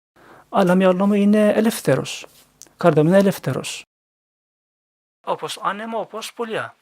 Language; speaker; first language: Greek; non-native, learner; Turkish